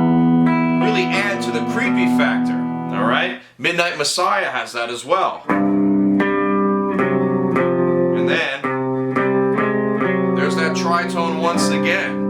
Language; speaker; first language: English; native; English